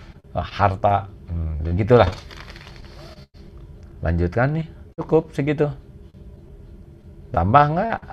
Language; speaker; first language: Indonesian; native; Indonesian